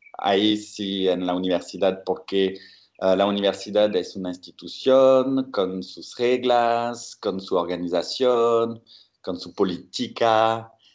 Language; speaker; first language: Spanish; non-native, fluent; French